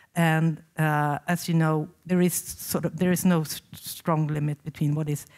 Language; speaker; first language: English; non-native, fluent; Swedish